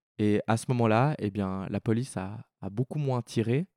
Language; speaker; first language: French; native; French